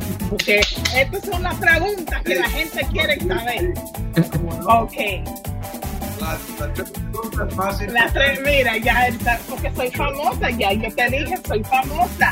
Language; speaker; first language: Spanish; early bilingual, heritage; English